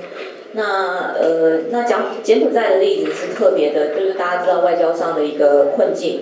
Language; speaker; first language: Chinese; native; Chinese